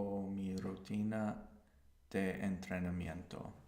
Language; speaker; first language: Spanish; non-native, learner; English